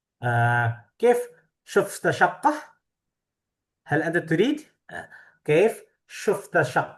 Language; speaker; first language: Arabic; non-native, fluent; Indonesian